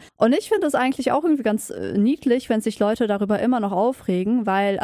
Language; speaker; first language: German; native; German